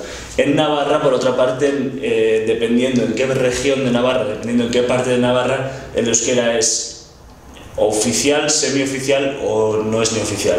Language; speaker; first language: Spanish; non-native, local second language; Basque